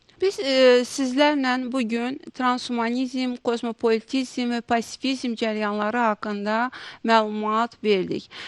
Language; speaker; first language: Azerbaijani; native; Azerbaijani